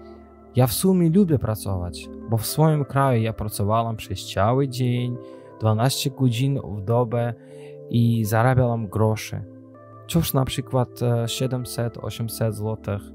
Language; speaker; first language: Polish; non-native, learner; Azerbaijani